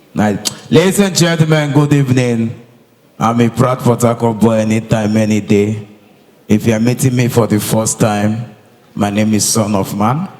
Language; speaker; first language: Nigerian Pidgin; native; Nigerian Pidgin